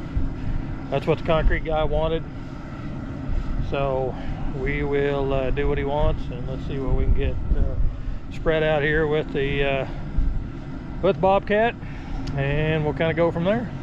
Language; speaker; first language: English; native; English